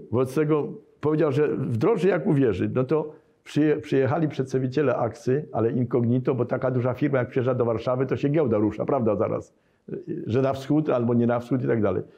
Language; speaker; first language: Polish; native; Polish